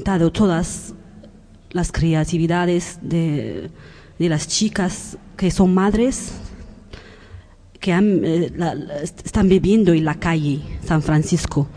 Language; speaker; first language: Spanish; non-native, learner; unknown